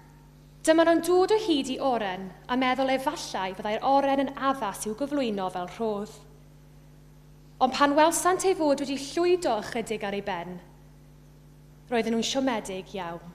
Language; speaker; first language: Welsh; native; Welsh